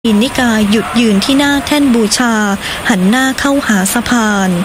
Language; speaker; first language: Thai; native; Thai